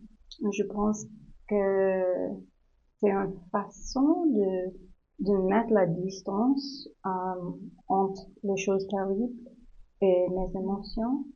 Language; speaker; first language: French; non-native, learner; English